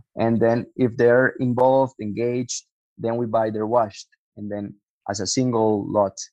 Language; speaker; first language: English; non-native, fluent; Spanish